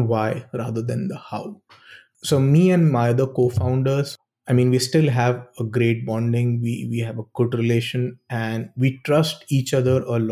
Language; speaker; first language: English; non-native, local second language; Hindi